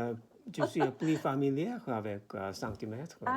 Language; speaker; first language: French; non-native, learner; Korean